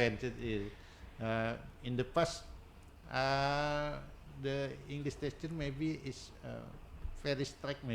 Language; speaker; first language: English; non-native, learner; Indonesian